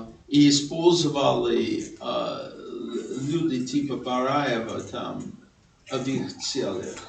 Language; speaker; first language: Russian; non-native, fluent; English